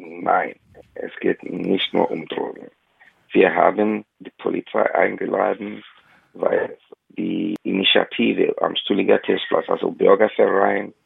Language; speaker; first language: German; non-native, fluent; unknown